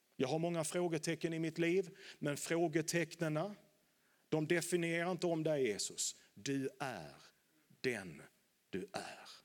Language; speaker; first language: Swedish; native; Swedish